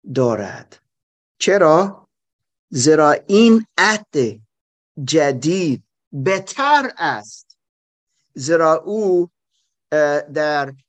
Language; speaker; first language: Persian; non-native, learner; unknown